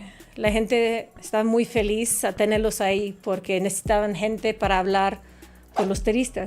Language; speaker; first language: Spanish; non-native, fluent; English